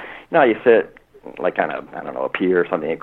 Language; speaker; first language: English; native; English